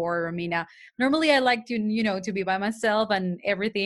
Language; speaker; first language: English; non-native, fluent; Spanish